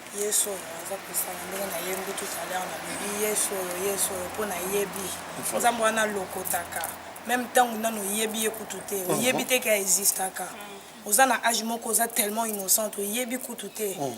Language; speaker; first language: Lingala; non-native, local second language; Swahili